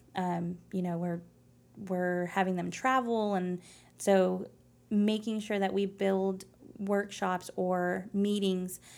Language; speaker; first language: English; early bilingual, other home language; Spanish